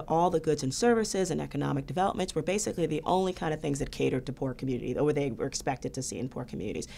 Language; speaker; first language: English; native; English